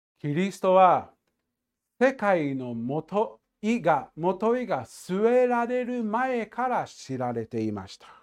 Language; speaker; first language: Japanese; non-native, fluent; English